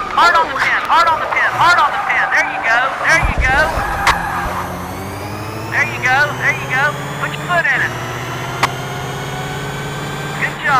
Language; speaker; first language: English; native; English